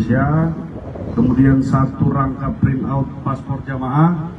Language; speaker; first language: Indonesian; native; Indonesian